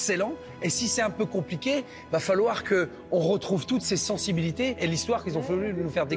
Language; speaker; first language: French; native; French